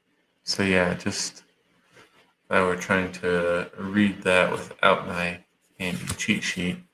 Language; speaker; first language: English; native; English